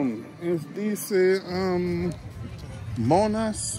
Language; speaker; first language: Spanish; non-native, learner; English